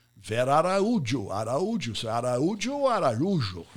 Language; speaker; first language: Portuguese; non-native, fluent; English